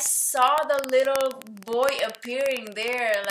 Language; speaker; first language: English; non-native, fluent; Spanish